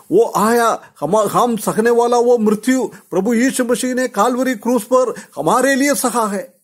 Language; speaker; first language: Hindi; non-native, local second language; Malayalam